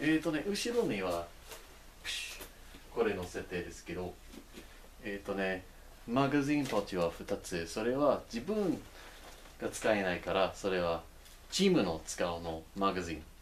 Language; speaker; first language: Japanese; non-native, learner; English